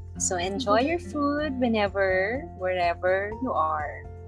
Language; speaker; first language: English; non-native, local second language; Filipino